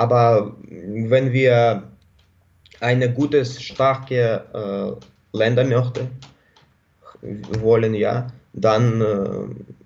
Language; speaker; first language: German; non-native, learner; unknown